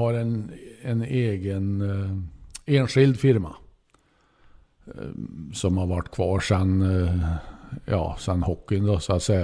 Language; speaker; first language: Swedish; native; Swedish